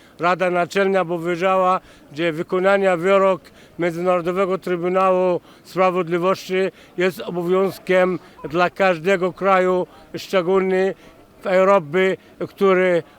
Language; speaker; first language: Polish; non-native, fluent; Arabic